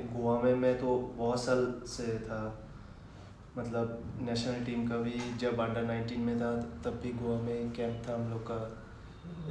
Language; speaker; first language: Hindi; non-native, local second language; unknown